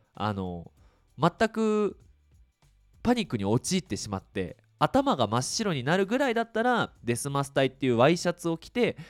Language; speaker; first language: Japanese; native; Japanese